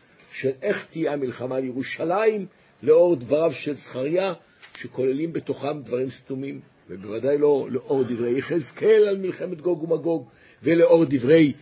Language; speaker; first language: Hebrew; native; Hebrew